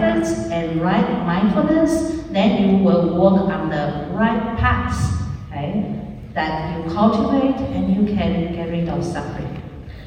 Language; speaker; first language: English; non-native, fluent; Chinese